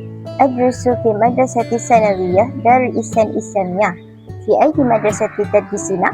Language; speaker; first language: Arabic; non-native, learner; Malay